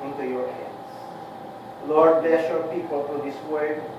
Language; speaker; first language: English; non-native, local second language; Filipino